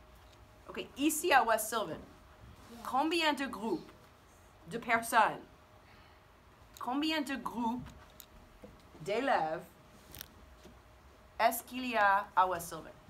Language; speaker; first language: French; non-native, fluent; English